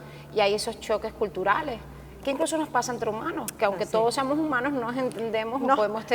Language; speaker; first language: Spanish; native; Spanish